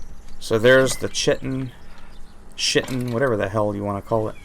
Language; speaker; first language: English; native; English